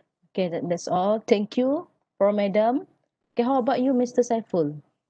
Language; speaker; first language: English; non-native, local second language; Malay